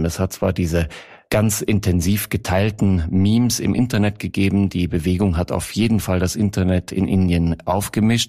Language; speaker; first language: German; native; German